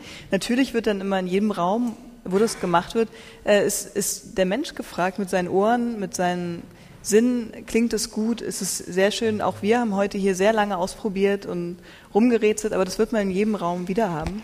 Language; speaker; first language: German; native; German